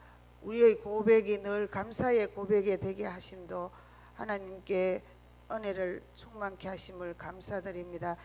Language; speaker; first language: Korean; native; Korean